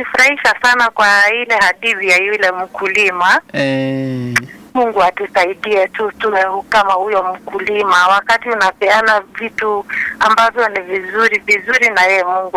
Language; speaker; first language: Swahili; non-native, local second language; Kikuyu